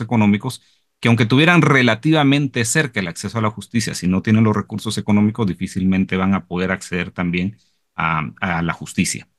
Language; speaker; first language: Spanish; native; Spanish